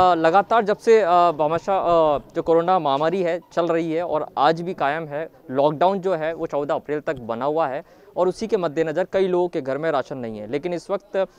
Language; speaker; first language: Hindi; native; Hindi